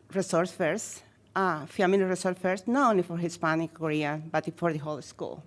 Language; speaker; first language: English; non-native, fluent; Spanish